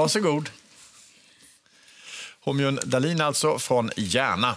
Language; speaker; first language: Swedish; native; Swedish